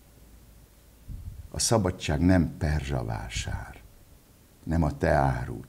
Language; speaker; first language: Hungarian; native; Hungarian